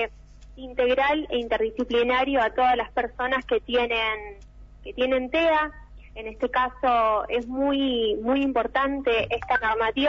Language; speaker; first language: Spanish; native; Spanish